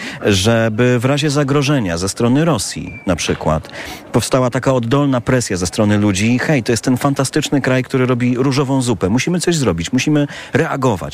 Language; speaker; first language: Polish; native; Polish